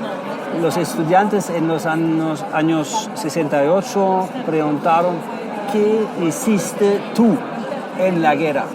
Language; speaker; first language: Spanish; non-native, fluent; German